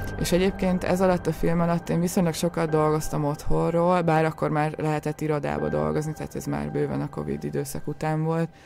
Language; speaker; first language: Hungarian; native; Hungarian